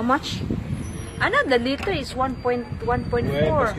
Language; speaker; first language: English; non-native, local second language; Cebuano